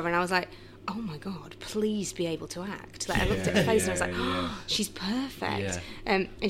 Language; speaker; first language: English; native; English